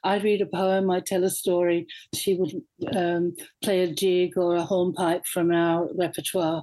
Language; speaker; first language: English; native; English